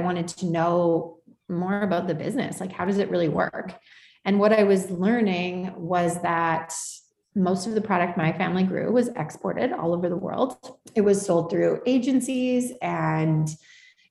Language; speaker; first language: English; native; English